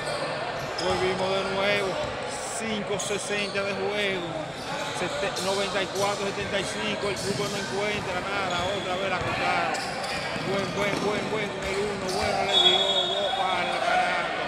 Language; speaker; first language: Spanish; native; Spanish